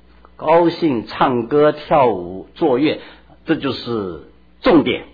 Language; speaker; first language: Chinese; native; Chinese